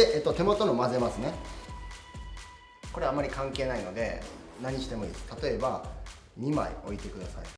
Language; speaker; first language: Japanese; non-native, learner; Korean